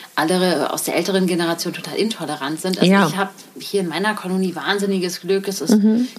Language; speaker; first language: German; native; German